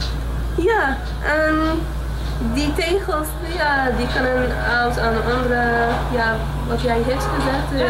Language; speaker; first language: Dutch; non-native, learner; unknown